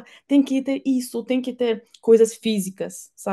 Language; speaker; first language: Portuguese; non-native, fluent; French